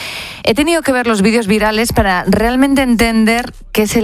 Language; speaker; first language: Spanish; native; Spanish